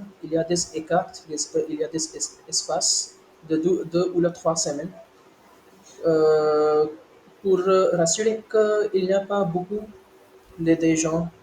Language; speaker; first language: French; non-native, learner; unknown